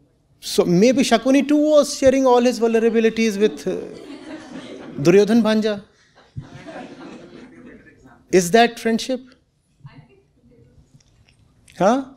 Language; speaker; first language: English; non-native, local second language; Hindi